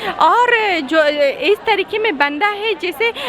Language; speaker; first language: Hindi; non-native, learner; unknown